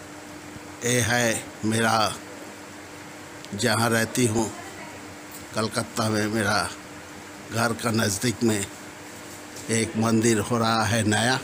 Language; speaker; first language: Hindi; non-native, local second language; Bangla